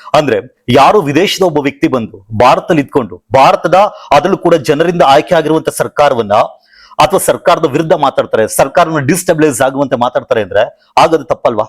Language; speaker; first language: Kannada; native; Kannada